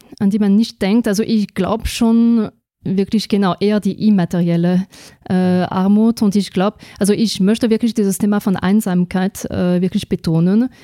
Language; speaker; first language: German; non-native, fluent; French